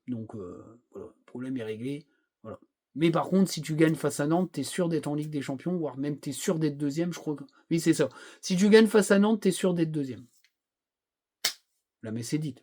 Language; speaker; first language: French; native; French